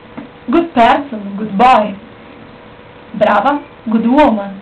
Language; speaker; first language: English; non-native, learner; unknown